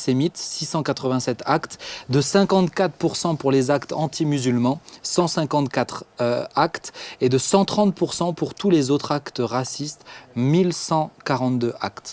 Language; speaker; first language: French; native; French